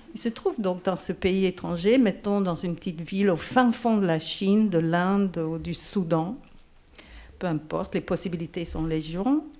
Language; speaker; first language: French; non-native, fluent; English